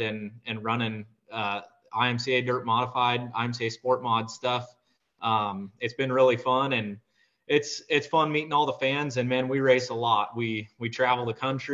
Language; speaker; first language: English; native; English